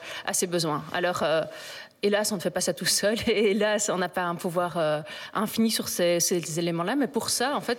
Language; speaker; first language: French; native; French